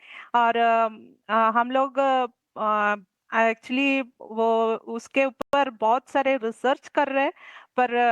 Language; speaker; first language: Hindi; non-native, local second language; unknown